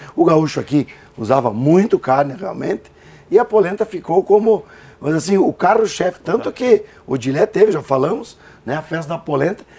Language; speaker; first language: Portuguese; native; Portuguese